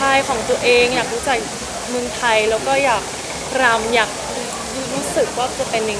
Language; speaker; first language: Thai; early bilingual, heritage; Thai